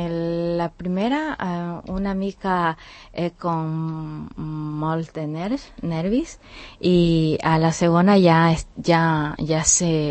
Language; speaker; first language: Catalan; non-native, learner; Spanish